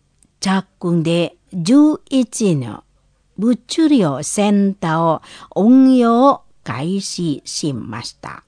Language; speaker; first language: Japanese; non-native, fluent; Indonesian